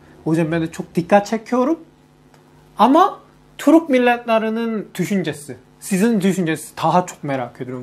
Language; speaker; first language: Turkish; non-native, learner; Korean